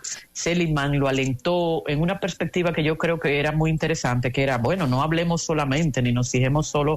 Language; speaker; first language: Spanish; native; Spanish